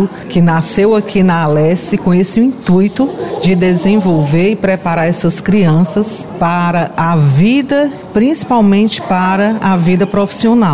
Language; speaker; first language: Portuguese; native; Portuguese